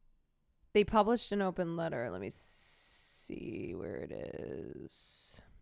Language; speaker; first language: English; native; English